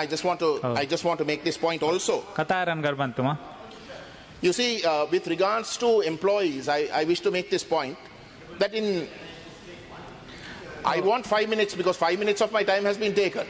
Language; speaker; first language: English; non-native, local second language; Tamil